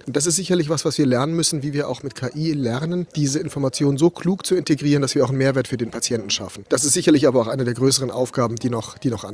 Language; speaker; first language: German; native; German